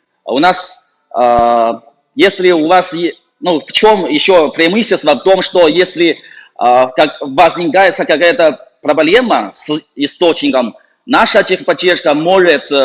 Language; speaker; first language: Russian; non-native, learner; Chinese